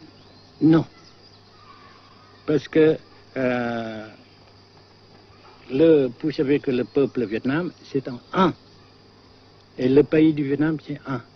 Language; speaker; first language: French; non-native, local second language; Vietnamese